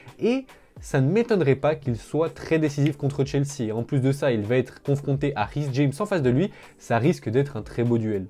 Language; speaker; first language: French; native; French